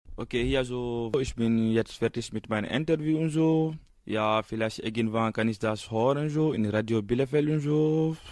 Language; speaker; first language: German; non-native, learner; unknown